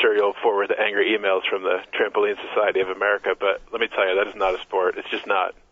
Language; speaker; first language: English; native; English